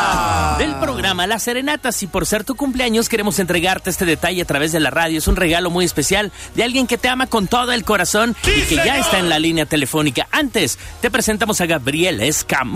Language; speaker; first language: Spanish; native; Spanish